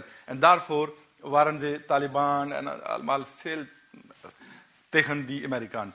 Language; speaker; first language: Dutch; non-native, learner; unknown